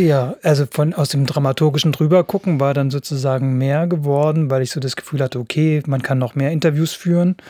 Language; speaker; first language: German; native; German